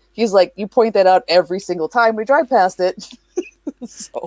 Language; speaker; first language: English; native; English